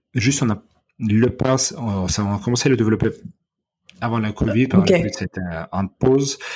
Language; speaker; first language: French; non-native, fluent; Ukrainian